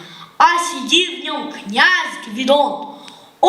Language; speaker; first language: Russian; early bilingual, heritage; Russian